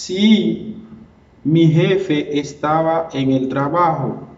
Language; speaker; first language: Spanish; non-native, fluent; Haitian Creole